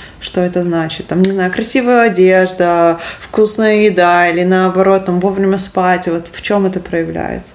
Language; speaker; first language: Russian; native; Russian